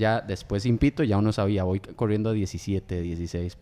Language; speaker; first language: Spanish; native; Spanish